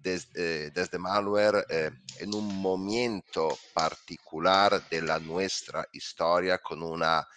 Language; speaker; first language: Spanish; non-native, learner; Italian